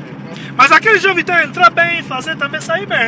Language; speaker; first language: Portuguese; non-native, learner; Lingala